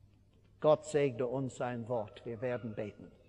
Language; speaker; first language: German; non-native, fluent; English